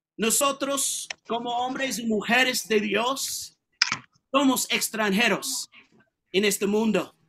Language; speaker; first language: Spanish; non-native, learner; English